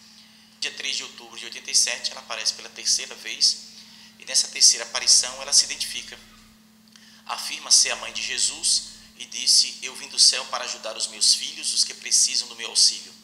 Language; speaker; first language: Portuguese; native; Portuguese